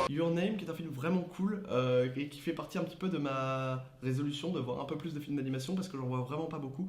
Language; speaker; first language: French; native; French